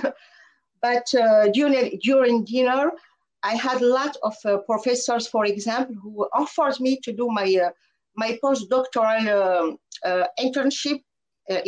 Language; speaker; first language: English; non-native, fluent; French